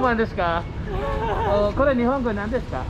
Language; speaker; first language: Japanese; non-native, learner; Filipino